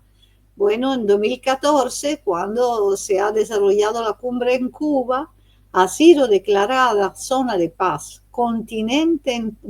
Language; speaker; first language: Spanish; non-native, fluent; Italian